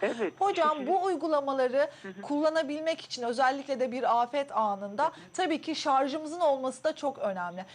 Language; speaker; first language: Turkish; native; Turkish